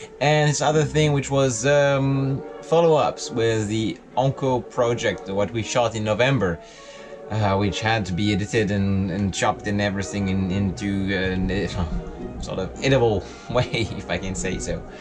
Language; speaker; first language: English; non-native, fluent; French